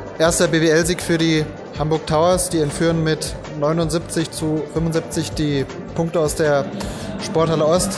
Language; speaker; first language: German; native; German